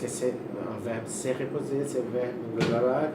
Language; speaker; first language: French; non-native, learner; Portuguese